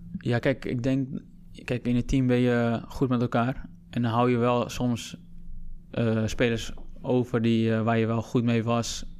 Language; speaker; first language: Dutch; early bilingual, other home language; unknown